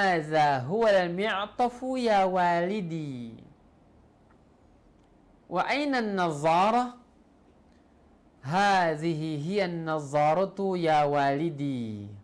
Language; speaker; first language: Arabic; non-native, fluent; Indonesian